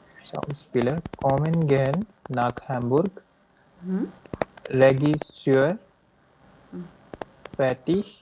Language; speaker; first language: German; non-native, learner; Hindi